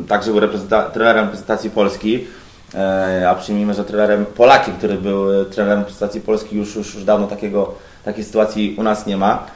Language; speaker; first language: Polish; native; Polish